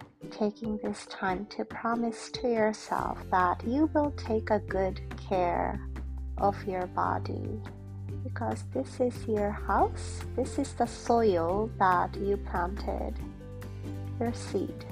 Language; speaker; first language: English; non-native, fluent; Japanese